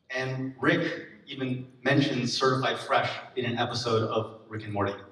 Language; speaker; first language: English; native; English